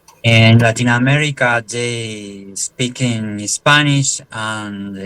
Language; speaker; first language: English; non-native, learner; Spanish